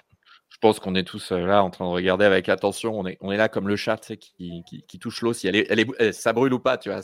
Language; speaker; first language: French; native; French